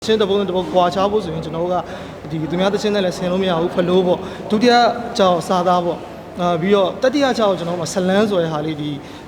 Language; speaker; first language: Burmese; native; Burmese